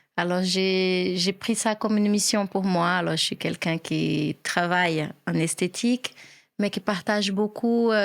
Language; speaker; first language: French; non-native, fluent; Portuguese